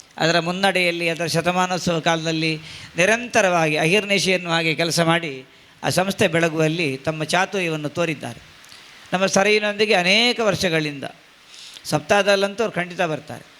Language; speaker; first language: Kannada; non-native, local second language; Tulu